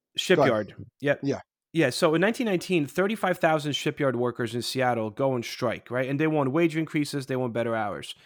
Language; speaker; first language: English; non-native, fluent; Polish